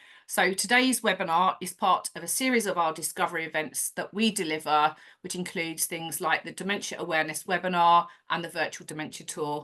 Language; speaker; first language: English; native; English